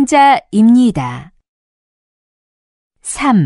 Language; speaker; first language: Korean; native; Korean